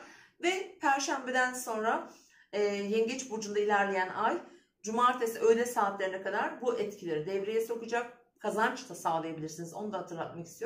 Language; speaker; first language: Turkish; native; Turkish